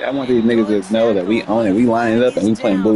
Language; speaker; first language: English; native; English